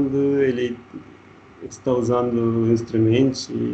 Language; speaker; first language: Portuguese; non-native, learner; Russian